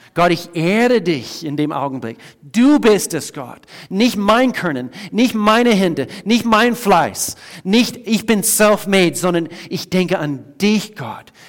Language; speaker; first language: German; non-native, fluent; English